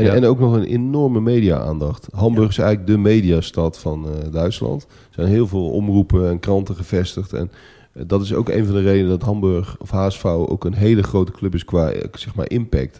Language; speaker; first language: Dutch; native; Dutch